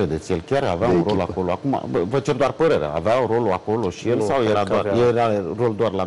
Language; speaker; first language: Romanian; native; Romanian